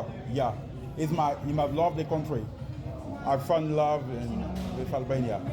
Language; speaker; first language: English; non-native, learner; French